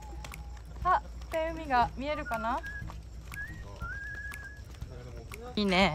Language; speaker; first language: Japanese; native; Japanese